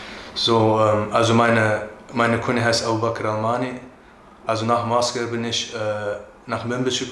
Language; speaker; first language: German; early bilingual, other home language; Turkish